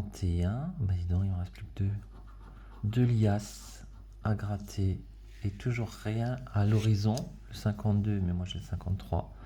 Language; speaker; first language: French; native; French